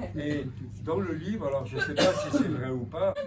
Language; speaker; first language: French; native; French